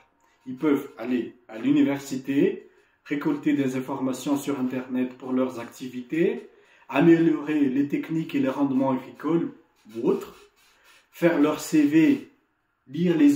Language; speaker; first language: French; non-native, local second language; Malagasy